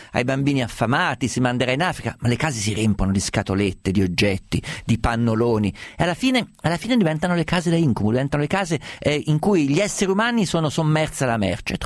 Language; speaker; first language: Italian; native; Italian